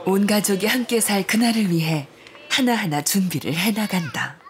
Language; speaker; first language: Korean; native; Korean